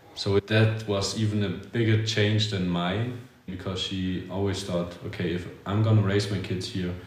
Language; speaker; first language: English; early bilingual, other home language; Polish